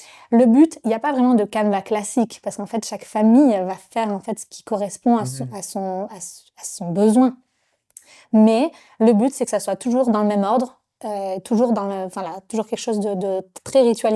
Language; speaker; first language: French; native; French